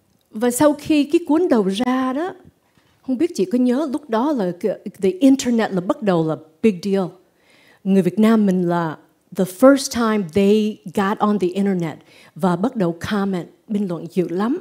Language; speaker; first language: Vietnamese; early bilingual, heritage; Vietnamese